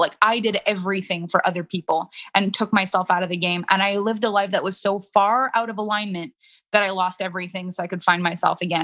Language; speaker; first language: English; non-native, fluent; French